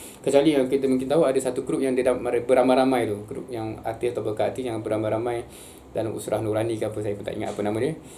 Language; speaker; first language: Malay; native; Malay